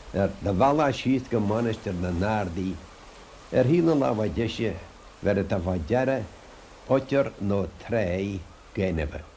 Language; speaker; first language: Irish; native; Irish